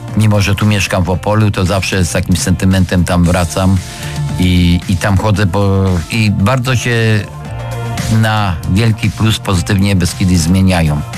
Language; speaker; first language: Polish; native; Polish